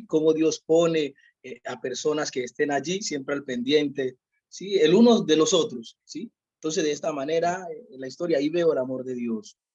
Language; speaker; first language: Spanish; native; Spanish